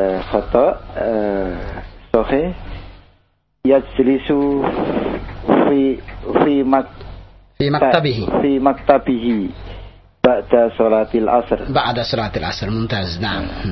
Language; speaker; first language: Arabic; non-native, learner; Indonesian